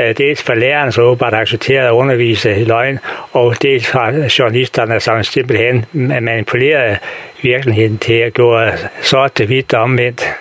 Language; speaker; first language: Danish; native; Danish